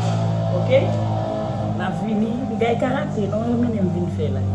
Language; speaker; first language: French; non-native, learner; Haitian Creole